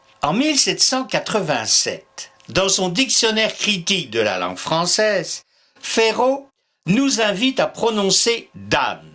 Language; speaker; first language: French; native; French